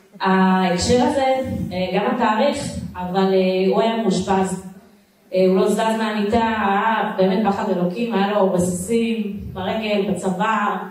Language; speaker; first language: Hebrew; native; Hebrew